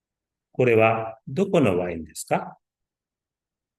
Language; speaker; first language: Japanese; non-native, learner; Uzbek